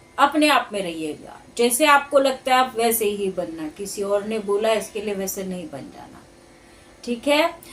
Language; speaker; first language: Hindi; non-native, local second language; Marathi